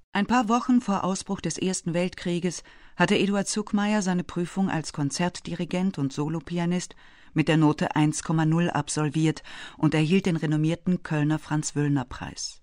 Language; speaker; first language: German; native; German